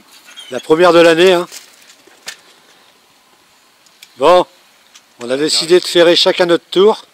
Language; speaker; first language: French; native; French